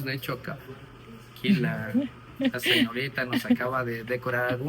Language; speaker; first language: Spanish; native; Spanish